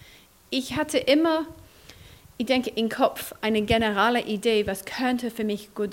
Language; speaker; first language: German; non-native, fluent; English